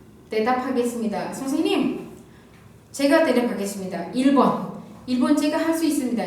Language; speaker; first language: Korean; non-native, fluent; Indonesian